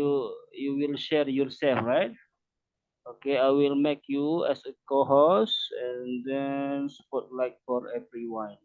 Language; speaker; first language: English; non-native, learner; Indonesian